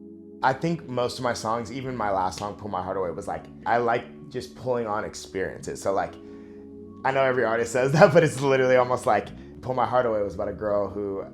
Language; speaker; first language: English; native; English